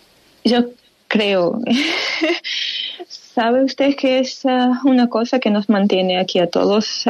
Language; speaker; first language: Spanish; non-native, fluent; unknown